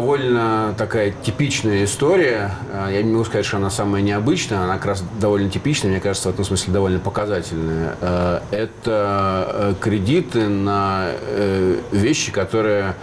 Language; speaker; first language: Russian; native; Russian